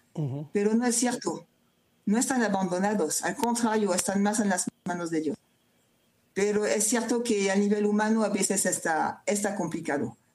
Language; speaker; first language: Spanish; non-native, fluent; French